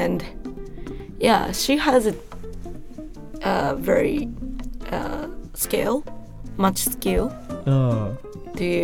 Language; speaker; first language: English; non-native, learner; Japanese